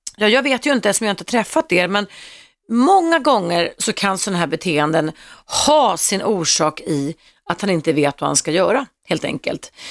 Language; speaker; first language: Swedish; native; Swedish